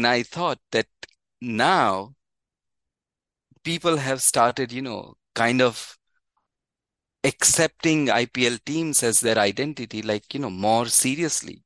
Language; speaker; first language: English; non-native, local second language; Gujarati